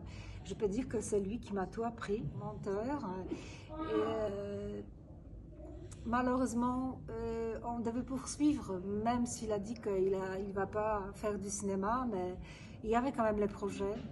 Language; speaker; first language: French; non-native, fluent; Polish